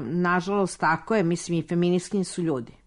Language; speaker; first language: Croatian; native; Croatian